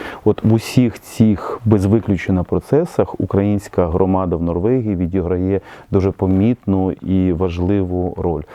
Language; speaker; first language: Ukrainian; native; Ukrainian